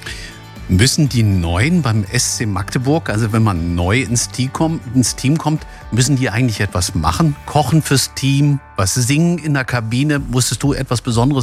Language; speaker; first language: German; native; German